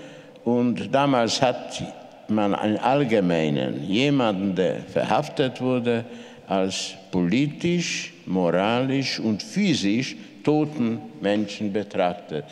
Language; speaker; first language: German; non-native, fluent; Hungarian